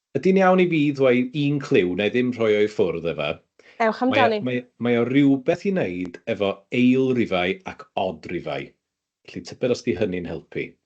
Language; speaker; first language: Welsh; native; Welsh